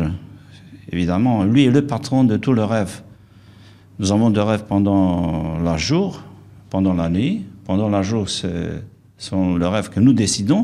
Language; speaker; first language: French; non-native, fluent; Romanian